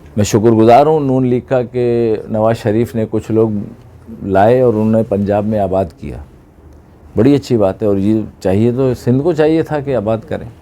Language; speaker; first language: Urdu; native; Urdu